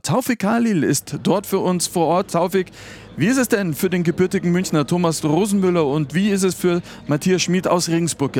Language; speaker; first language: German; native; German